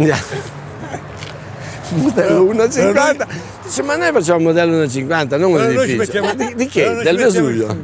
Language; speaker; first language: Italian; native; Italian